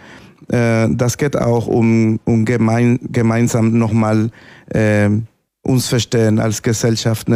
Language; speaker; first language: German; non-native, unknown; Spanish